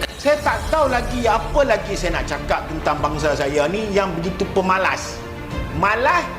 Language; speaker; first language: Malay; native; Malay